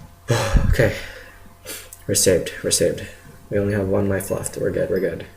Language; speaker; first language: English; native; English